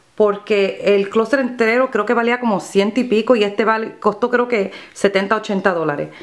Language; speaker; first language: Spanish; early bilingual, other home language; English